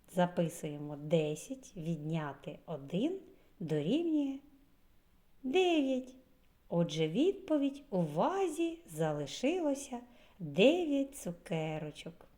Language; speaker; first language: Ukrainian; native; Ukrainian